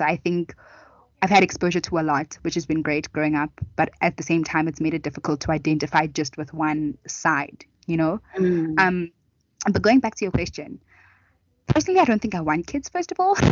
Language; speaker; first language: English; non-native, local second language; Tswana